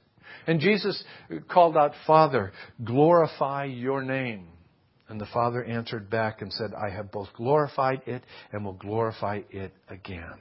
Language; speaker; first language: English; native; English